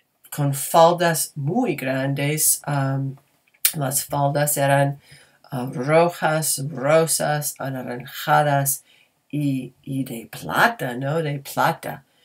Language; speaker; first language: Spanish; non-native, fluent; English